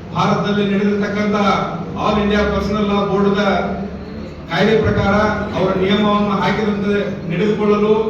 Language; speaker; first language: Kannada; native; Kannada